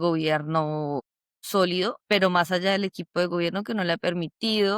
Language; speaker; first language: Spanish; native; Spanish